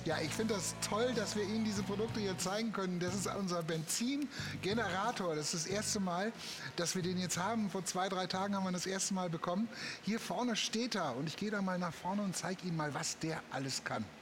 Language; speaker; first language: German; native; German